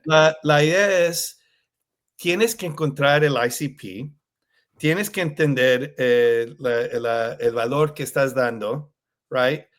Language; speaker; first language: Spanish; early bilingual, heritage; Spanish